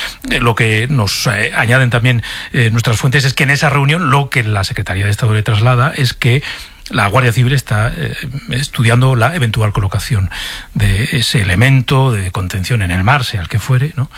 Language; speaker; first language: Spanish; native; Spanish